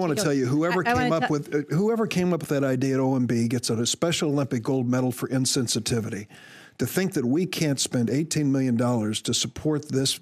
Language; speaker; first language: English; native; English